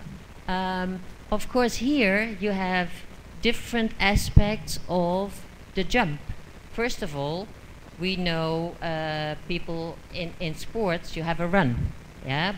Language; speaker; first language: English; non-native, fluent; Dutch